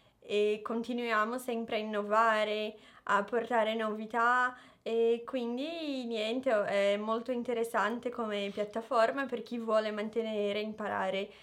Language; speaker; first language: Italian; non-native, fluent; Portuguese